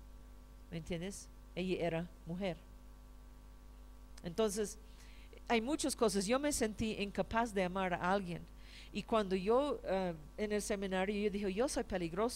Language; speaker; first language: Spanish; non-native, fluent; English